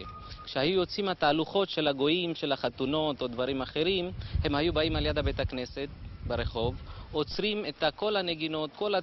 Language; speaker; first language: Hebrew; non-native, fluent; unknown